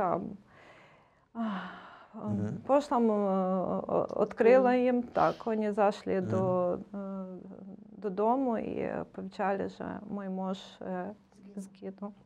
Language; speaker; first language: Ukrainian; native; Ukrainian